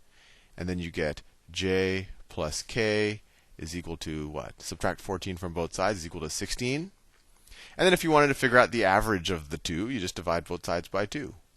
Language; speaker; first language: English; native; English